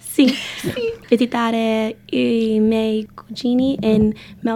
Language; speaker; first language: Italian; non-native, learner; English